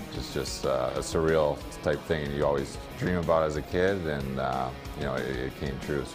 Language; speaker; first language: English; native; English